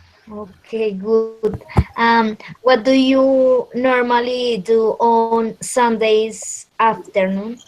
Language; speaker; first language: English; non-native, learner; Spanish